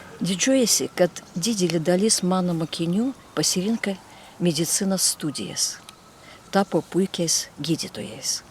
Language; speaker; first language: Lithuanian; non-native, fluent; Russian